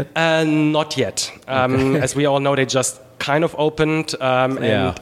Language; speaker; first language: English; non-native, fluent; German